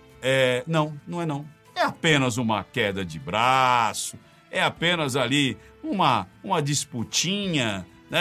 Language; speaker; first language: Portuguese; native; Portuguese